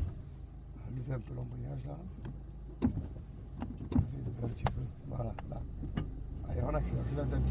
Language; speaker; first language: French; native; French